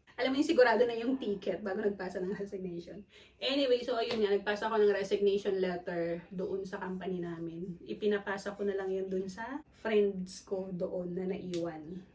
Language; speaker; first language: Filipino; non-native, local second language; Cebuano